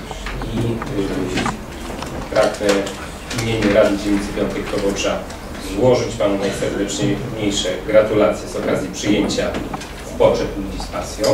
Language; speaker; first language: Polish; native; Polish